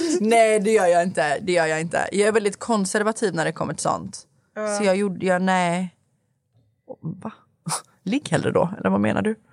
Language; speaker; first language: Swedish; early bilingual, other home language; Persian